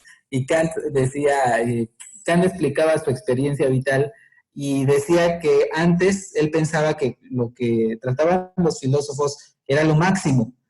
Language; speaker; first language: Spanish; native; Spanish